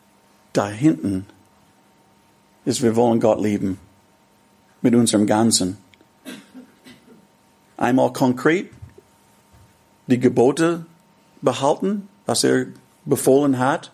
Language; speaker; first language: German; non-native, fluent; English